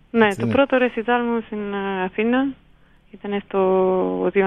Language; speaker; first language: Greek; early bilingual, heritage; Romanian